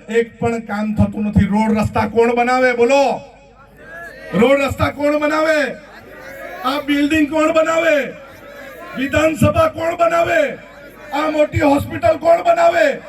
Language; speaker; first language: Gujarati; non-native, local second language; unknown